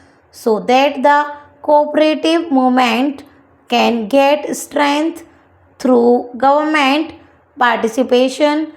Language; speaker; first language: English; non-native, local second language; Hindi